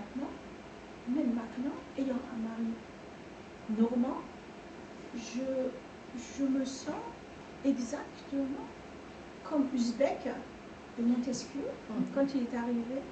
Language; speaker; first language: French; non-native, fluent; Persian